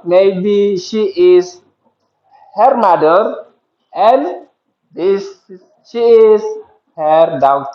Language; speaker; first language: English; non-native, fluent; Indonesian